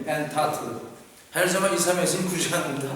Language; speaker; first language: Turkish; non-native, fluent; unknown